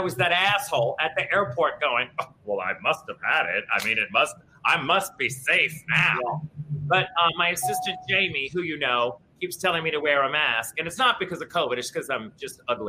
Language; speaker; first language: English; native; English